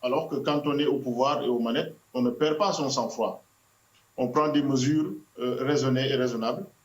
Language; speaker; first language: French; non-native, local second language; Wolof